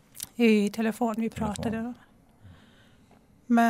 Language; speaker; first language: Swedish; non-native, fluent; Persian